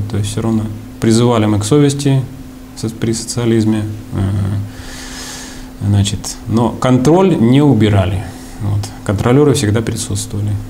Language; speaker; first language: Russian; native; Russian